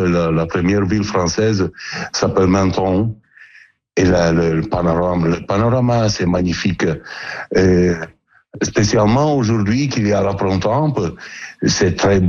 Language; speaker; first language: French; non-native, learner; Italian